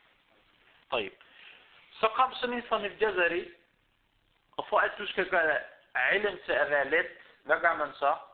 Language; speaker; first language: Danish; non-native, fluent; Arabic